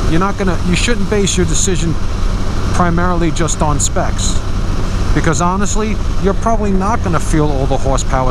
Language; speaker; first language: English; native; English